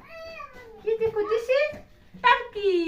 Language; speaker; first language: Hindi; native; Hindi